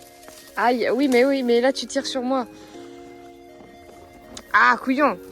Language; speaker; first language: French; native; French